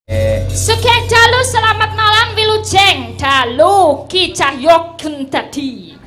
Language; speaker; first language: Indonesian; non-native, local second language; Javanese